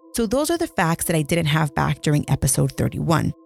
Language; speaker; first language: English; early bilingual, other home language; Spanish